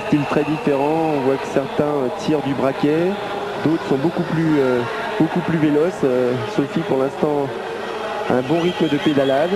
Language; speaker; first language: French; native; French